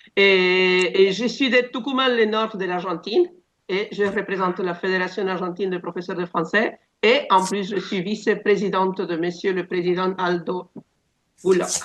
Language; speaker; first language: French; non-native, fluent; Spanish